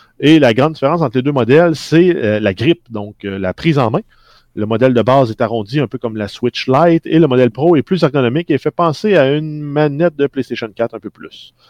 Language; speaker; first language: French; native; French